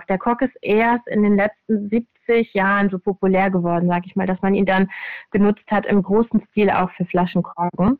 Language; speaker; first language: German; native; German